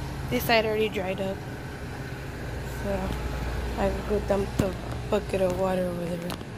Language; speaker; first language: English; early bilingual, other home language; Spanish